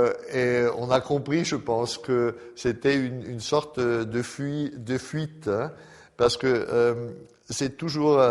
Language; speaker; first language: French; non-native, fluent; German